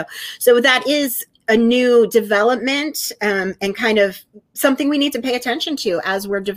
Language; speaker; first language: English; native; English